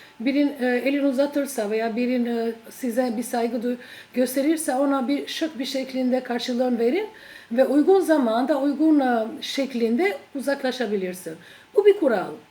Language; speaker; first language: Turkish; non-native, fluent; Albanian